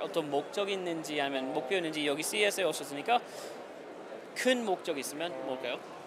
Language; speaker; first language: Korean; non-native, learner; English